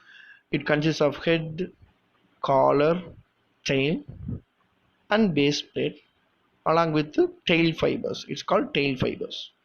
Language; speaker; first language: English; non-native, local second language; Tamil